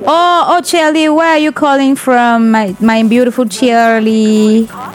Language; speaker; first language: English; non-native, local second language; French